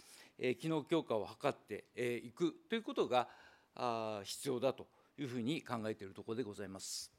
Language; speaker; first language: Japanese; native; Japanese